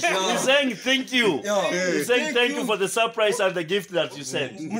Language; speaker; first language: English; non-native, fluent; Swahili